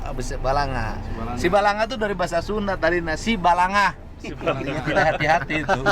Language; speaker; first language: Indonesian; non-native, local second language; Sundanese